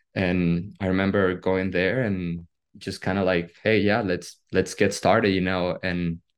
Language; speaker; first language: English; non-native, fluent; Spanish